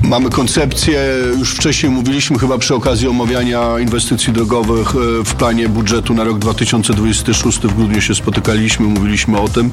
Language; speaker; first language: Polish; native; Polish